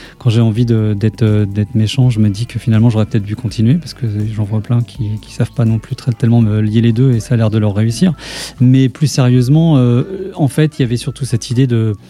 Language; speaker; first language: French; native; French